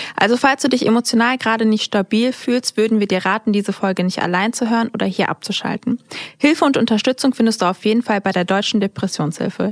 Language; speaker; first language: German; early bilingual, other home language; Turkish